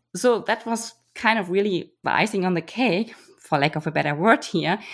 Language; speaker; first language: English; non-native, fluent; German